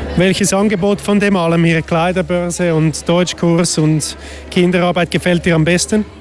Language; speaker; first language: German; native; German